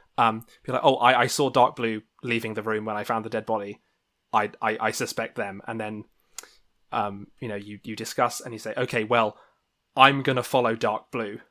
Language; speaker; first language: English; native; English